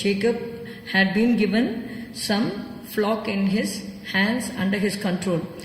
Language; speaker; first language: English; non-native, local second language; Tamil